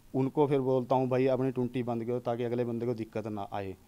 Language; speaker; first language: Hindi; native; Hindi